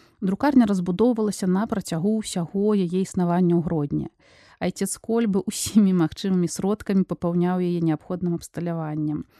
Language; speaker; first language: Belarusian; non-native, local second language; Russian